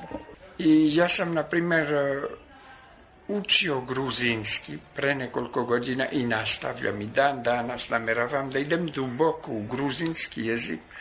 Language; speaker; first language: Serbian; non-native, fluent; French